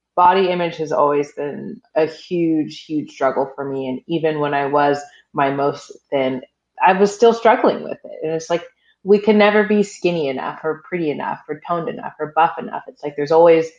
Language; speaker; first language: English; early bilingual, other home language; Haitian Creole